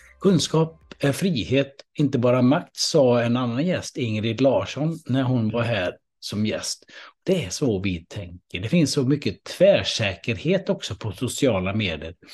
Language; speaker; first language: Swedish; native; Swedish